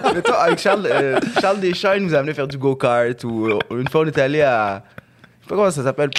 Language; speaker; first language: French; early bilingual, other home language; Arabic